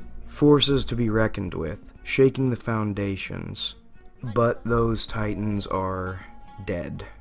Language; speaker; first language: English; native; English